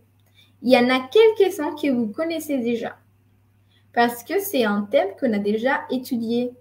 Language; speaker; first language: French; non-native, fluent; Spanish